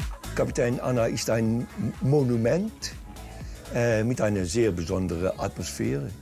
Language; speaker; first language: German; non-native, fluent; Dutch